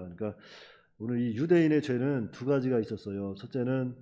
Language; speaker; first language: Korean; native; Korean